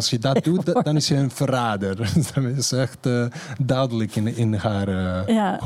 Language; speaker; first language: Dutch; non-native, fluent; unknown